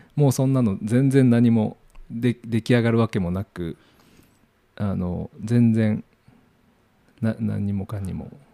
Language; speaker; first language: Japanese; native; Japanese